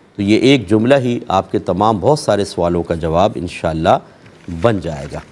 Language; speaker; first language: Urdu; native; Urdu